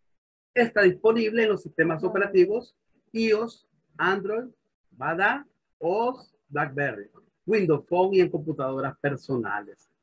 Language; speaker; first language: Spanish; native; Spanish